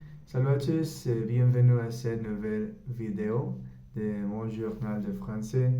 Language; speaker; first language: French; non-native, learner; Spanish